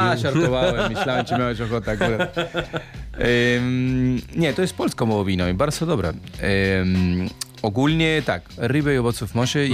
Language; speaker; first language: Polish; non-native, learner; Spanish